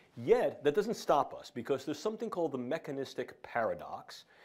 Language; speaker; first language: English; native; English